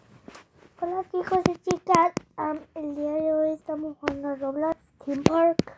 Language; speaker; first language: Spanish; early bilingual, heritage; Spanish